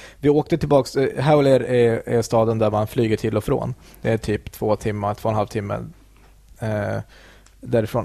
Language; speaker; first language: Swedish; early bilingual, other home language; Kurdish